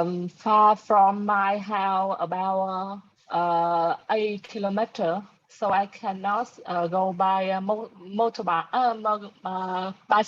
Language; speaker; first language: English; non-native, learner; Vietnamese